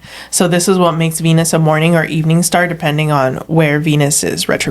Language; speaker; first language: English; native; English